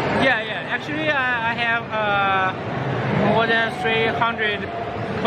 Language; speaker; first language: English; non-native, learner; Chinese